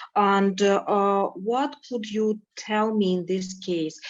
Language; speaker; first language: English; non-native, fluent; Ukrainian